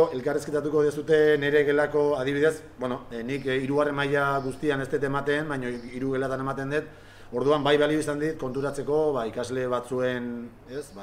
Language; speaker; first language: Basque; native; Basque